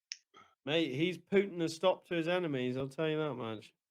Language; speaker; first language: English; native; English